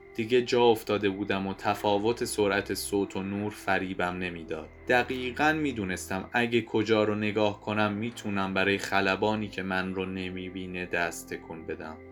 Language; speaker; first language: Persian; native; Persian